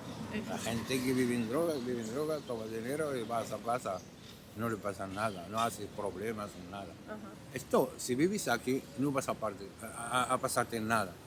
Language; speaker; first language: Spanish; non-native, learner; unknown